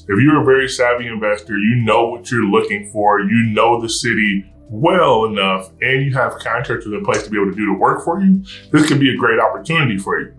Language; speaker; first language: English; native; English